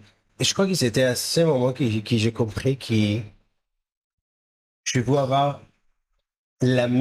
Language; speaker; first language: French; non-native, fluent; Hebrew